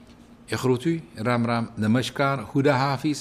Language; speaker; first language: Dutch; native; Dutch